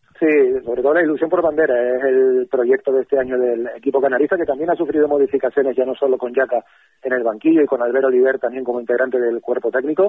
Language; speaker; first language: Spanish; native; Spanish